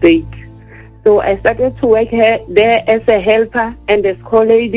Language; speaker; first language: English; non-native, local second language; Southern Sotho